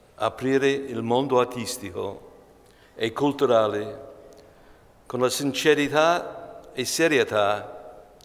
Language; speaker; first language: Italian; non-native, fluent; English